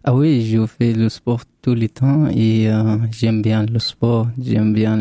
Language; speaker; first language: French; non-native, learner; Arabic